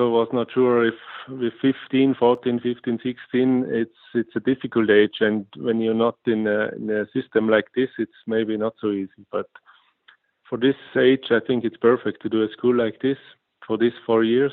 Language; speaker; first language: English; non-native, fluent; German